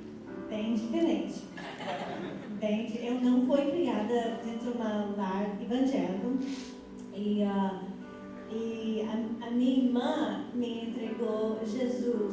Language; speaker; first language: Portuguese; non-native, fluent; English